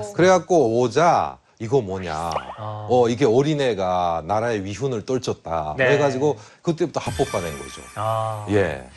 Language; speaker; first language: Korean; native; Korean